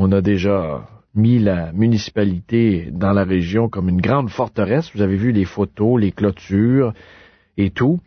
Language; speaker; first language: French; native; French